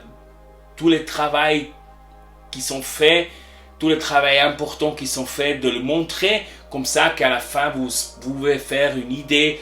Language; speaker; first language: French; non-native, learner; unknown